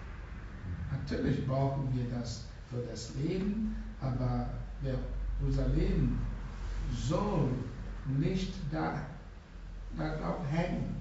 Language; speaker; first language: German; non-native, learner; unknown